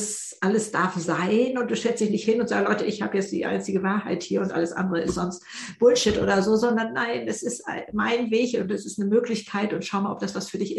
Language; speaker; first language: German; native; German